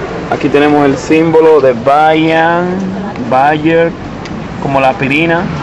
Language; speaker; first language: Spanish; native; Spanish